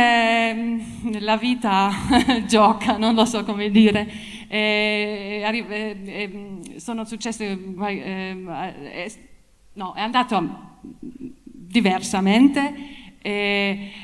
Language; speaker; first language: Italian; non-native, fluent; German